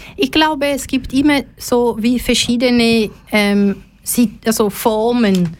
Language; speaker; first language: German; non-native, fluent; Lingala